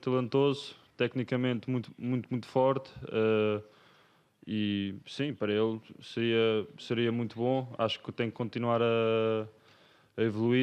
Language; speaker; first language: Portuguese; early bilingual, other home language; English